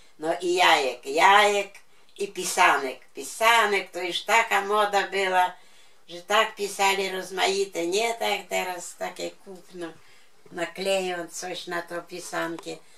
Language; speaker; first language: Polish; non-native, local second language; Ukrainian